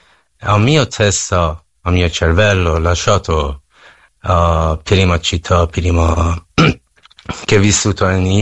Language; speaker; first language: Italian; non-native, learner; Persian